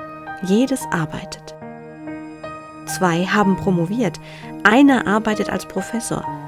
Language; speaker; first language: German; early bilingual, other home language; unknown